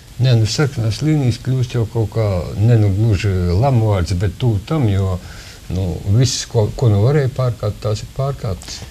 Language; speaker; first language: Latvian; native; Latvian